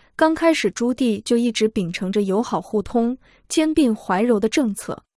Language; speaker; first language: Chinese; native; Chinese